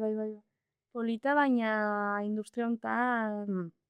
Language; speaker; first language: Basque; non-native, local second language; Spanish